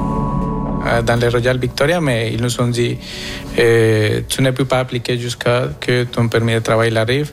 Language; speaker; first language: French; non-native, fluent; Spanish